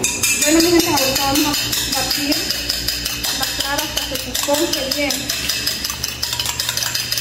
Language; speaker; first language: Spanish; native; Spanish